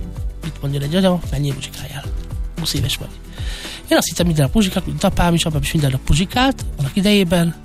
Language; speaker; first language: Hungarian; native; Hungarian